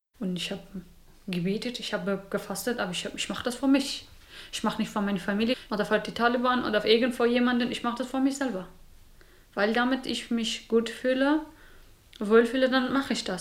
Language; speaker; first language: German; non-native, fluent; Persian